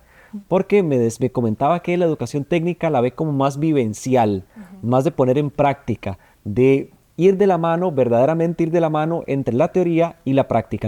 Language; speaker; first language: Spanish; native; Spanish